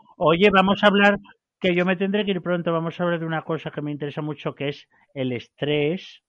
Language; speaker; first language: Spanish; native; Spanish